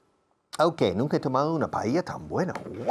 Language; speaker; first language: Spanish; non-native, fluent; English